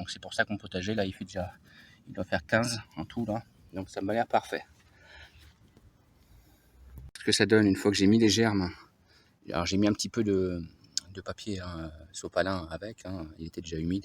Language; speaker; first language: French; native; French